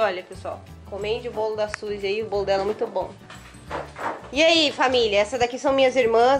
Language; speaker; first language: Portuguese; native; Portuguese